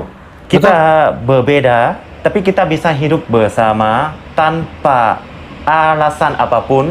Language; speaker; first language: Indonesian; non-native, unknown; Lao